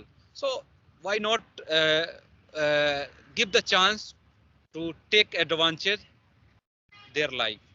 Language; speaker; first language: English; non-native, learner; Hindi